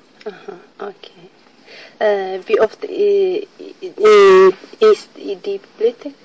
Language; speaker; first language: German; non-native, learner; Tigrinya